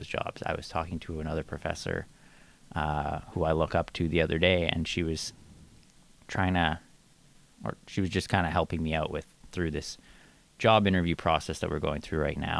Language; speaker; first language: English; native; English